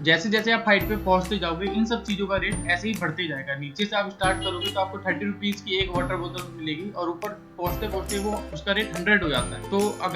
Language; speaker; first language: Hindi; native; Hindi